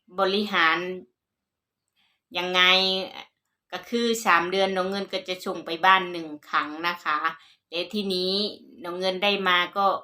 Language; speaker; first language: Thai; non-native, local second language; Northeastern Thai